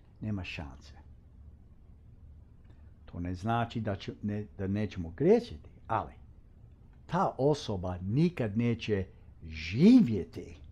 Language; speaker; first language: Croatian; early bilingual, heritage; Croatian